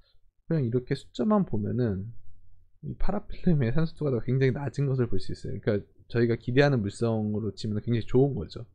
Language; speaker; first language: Korean; native; Korean